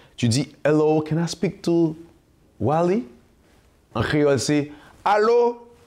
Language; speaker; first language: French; non-native, local second language; Haitian Creole